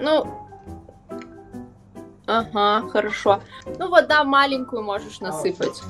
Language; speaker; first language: Russian; native; Russian